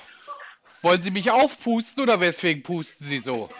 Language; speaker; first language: German; native; German